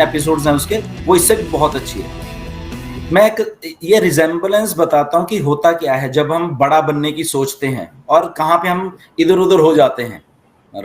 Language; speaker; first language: Hindi; native; Hindi